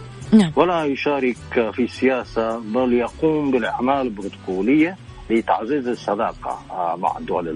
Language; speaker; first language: Arabic; non-native, fluent; Japanese